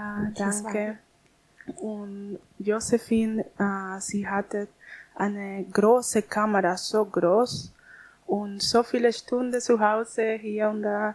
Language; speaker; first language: German; non-native, learner; Spanish